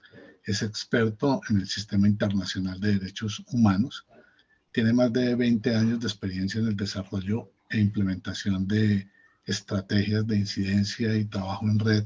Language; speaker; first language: Spanish; native; Spanish